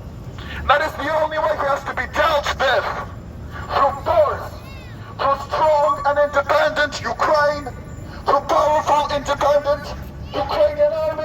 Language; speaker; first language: English; non-native, fluent; Ukrainian